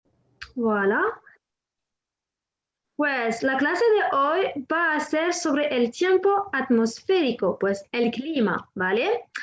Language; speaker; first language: Spanish; non-native, fluent; French